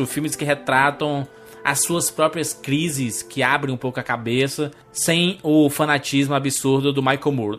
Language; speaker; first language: Portuguese; native; Portuguese